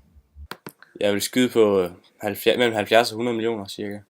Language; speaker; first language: Danish; native; Danish